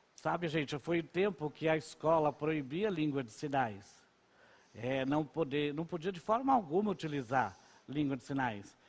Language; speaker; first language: Portuguese; non-native, local second language; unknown